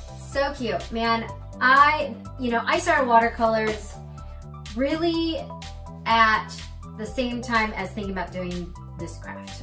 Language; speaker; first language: English; native; English